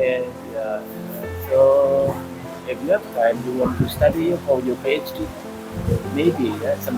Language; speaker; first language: English; non-native, learner; Indonesian